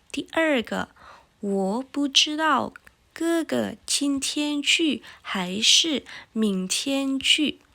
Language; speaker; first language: Chinese; non-native, fluent; Indonesian